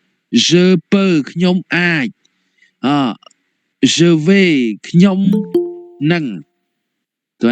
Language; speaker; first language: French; non-native, fluent; Khmer